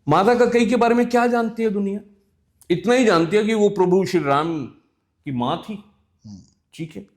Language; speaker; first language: Hindi; non-native, local second language; Punjabi